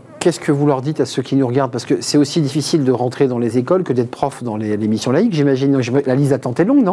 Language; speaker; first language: French; native; French